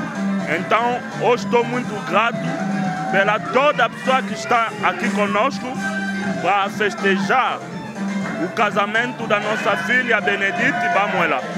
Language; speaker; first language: Portuguese; non-native, fluent; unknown